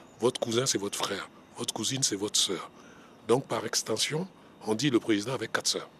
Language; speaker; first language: French; non-native, local second language; Baoulé